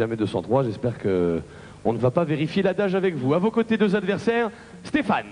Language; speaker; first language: French; native; French